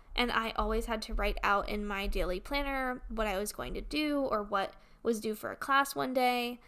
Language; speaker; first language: English; native; English